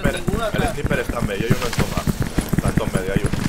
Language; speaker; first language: Spanish; native; Spanish